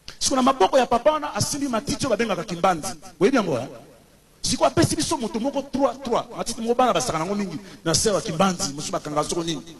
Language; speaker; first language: Lingala; native; Lingala